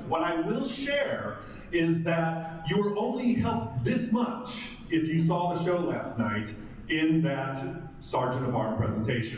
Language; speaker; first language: English; native; English